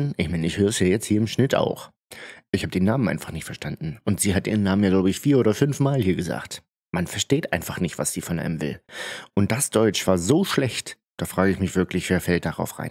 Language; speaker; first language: German; native; German